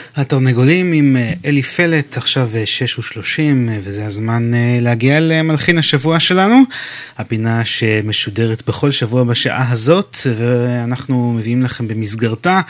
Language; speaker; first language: Hebrew; native; Hebrew